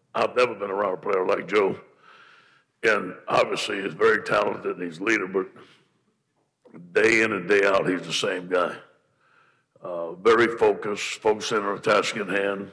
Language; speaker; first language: English; native; English